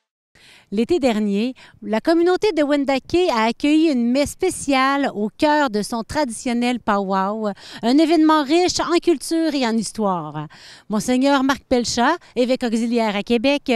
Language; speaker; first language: French; native; French